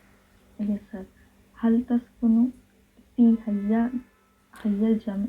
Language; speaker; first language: Arabic; non-native, learner; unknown